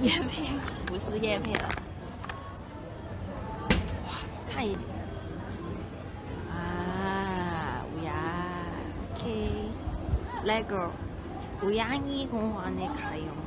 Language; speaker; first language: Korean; non-native, learner; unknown